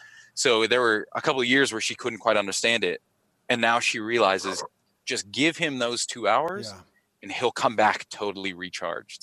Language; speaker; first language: English; native; English